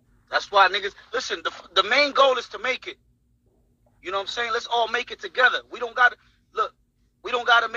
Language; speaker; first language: English; early bilingual, other home language; Spanish